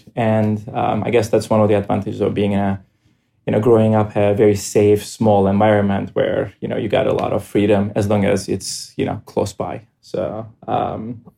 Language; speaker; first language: English; non-native, fluent; Greek